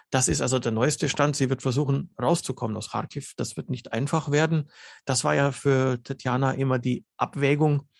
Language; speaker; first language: German; early bilingual, other home language; Slovenian